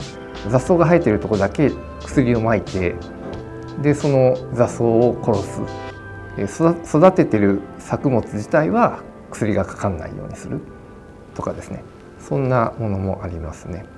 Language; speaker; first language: Japanese; native; Japanese